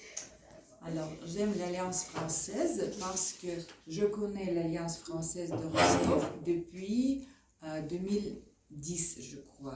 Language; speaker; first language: French; non-native, fluent; Russian